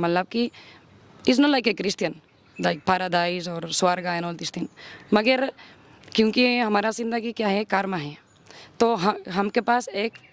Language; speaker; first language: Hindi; non-native, learner; Spanish